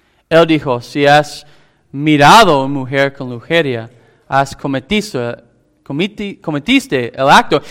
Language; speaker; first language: Spanish; non-native, fluent; English